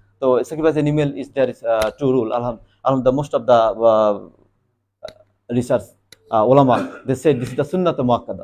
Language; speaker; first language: English; non-native, local second language; Bangla